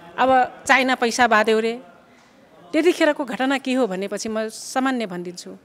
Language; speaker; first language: Nepali; non-native, local second language; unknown